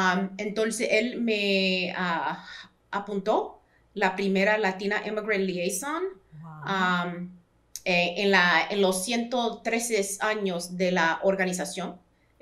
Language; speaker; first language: Spanish; early bilingual, heritage; Spanish